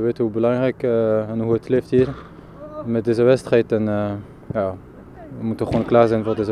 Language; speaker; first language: Dutch; non-native, fluent; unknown